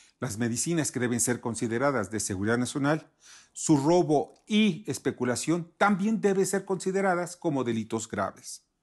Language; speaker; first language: Spanish; native; Spanish